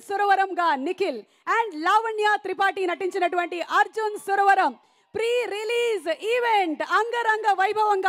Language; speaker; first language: Telugu; native; Telugu